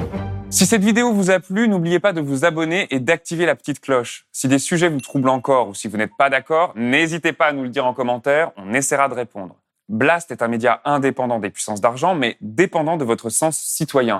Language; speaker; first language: French; native; French